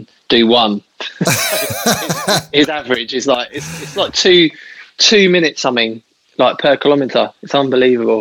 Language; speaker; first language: English; native; English